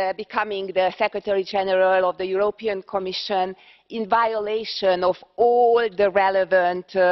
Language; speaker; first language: English; non-native, fluent; Hungarian